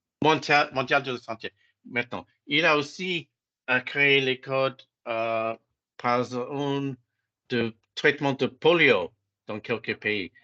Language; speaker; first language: French; non-native, fluent; English